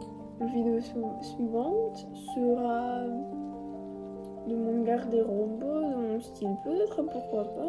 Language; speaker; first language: French; non-native, learner; Russian